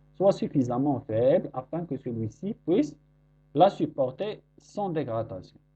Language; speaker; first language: French; non-native, local second language; Arabic